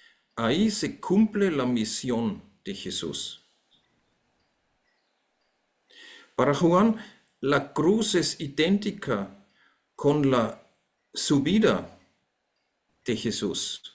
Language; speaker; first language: Spanish; non-native, fluent; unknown